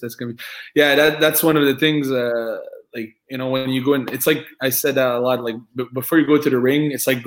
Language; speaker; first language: English; non-native, fluent; French